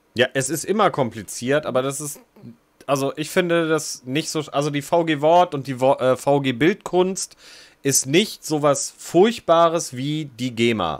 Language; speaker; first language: German; native; German